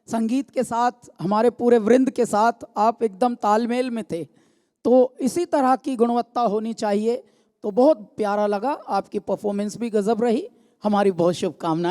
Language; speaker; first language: Hindi; native; Hindi